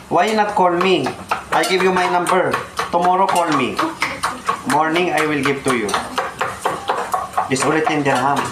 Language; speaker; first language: English; non-native, learner; Arabic